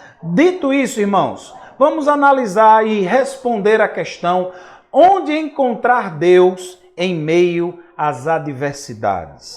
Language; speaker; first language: Portuguese; native; Portuguese